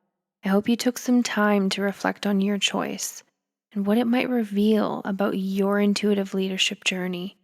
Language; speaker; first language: English; native; English